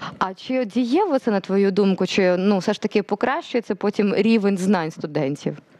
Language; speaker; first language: Ukrainian; native; Ukrainian